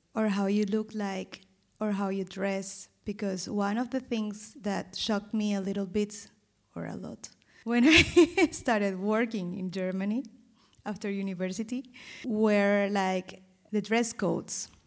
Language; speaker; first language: English; non-native, fluent; Spanish